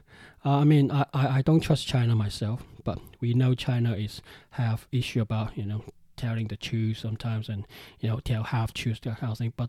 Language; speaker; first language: English; non-native, local second language; Cantonese